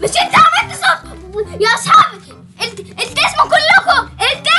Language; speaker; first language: Arabic; native; Arabic